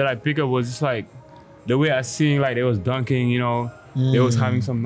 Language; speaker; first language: English; non-native, fluent; Wolof